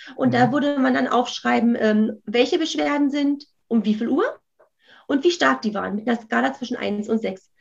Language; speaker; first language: German; native; German